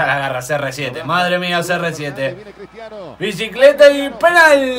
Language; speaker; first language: Spanish; native; Spanish